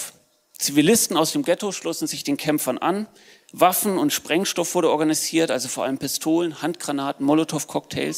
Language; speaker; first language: German; native; German